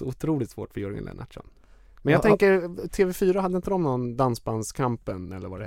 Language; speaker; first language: Swedish; native; Swedish